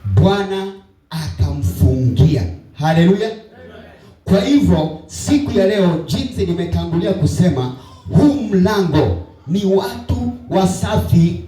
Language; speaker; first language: Swahili; non-native, local second language; Luyia